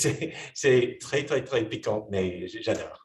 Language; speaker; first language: French; non-native, fluent; English